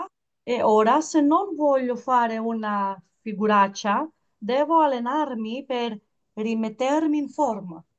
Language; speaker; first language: Italian; non-native, learner; Greek